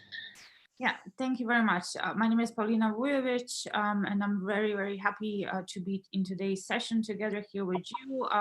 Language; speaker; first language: English; non-native, fluent; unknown